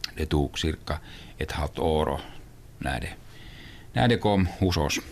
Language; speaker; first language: Swedish; non-native, local second language; Finnish